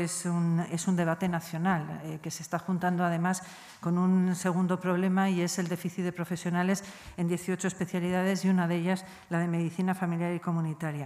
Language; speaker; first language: Spanish; native; Spanish